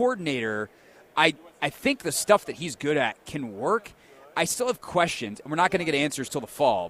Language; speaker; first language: English; native; English